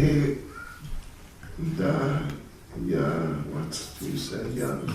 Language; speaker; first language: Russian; non-native, learner; English